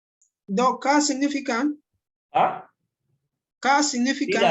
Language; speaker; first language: Indonesian; non-native, learner; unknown